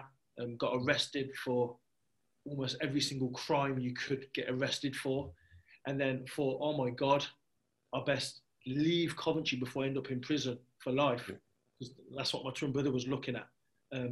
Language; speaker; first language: English; native; English